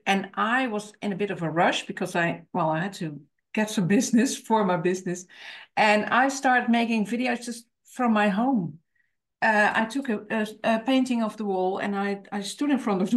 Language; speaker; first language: English; non-native, fluent; Dutch